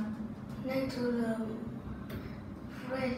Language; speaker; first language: English; non-native, learner; Vietnamese